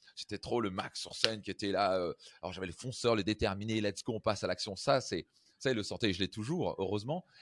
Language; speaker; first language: French; native; French